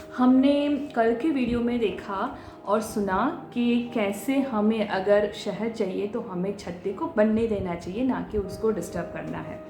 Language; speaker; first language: Hindi; non-native, local second language; Gujarati